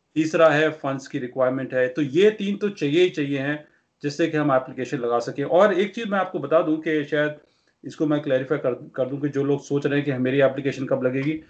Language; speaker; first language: Hindi; non-native, local second language; Punjabi